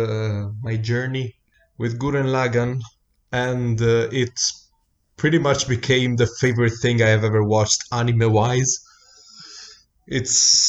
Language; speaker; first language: English; non-native, fluent; Italian